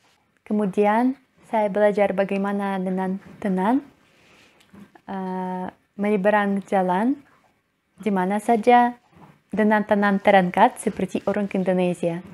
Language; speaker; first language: Indonesian; non-native, learner; Russian